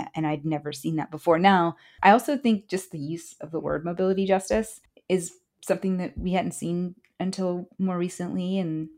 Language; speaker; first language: English; early bilingual, other home language; Spanish